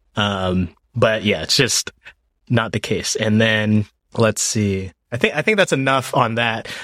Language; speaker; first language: English; early bilingual, other home language; Japanese